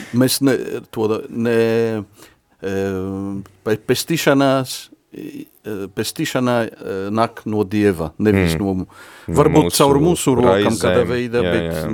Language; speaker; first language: Latvian; non-native, fluent; Polish